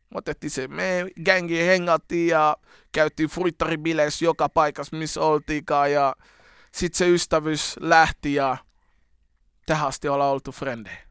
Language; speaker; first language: Finnish; early bilingual, other home language; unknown